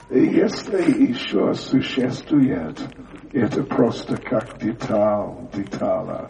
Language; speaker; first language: Russian; non-native, learner; English